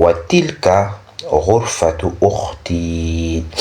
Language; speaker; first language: Arabic; non-native, fluent; French